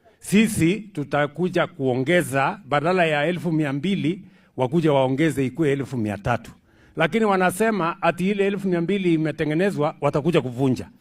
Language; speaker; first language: Swahili; non-native, local second language; Kalenjin